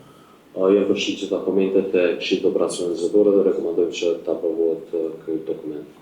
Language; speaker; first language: Albanian; native; Albanian